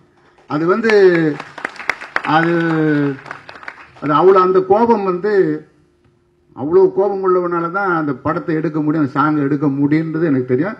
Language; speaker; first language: Tamil; native; Tamil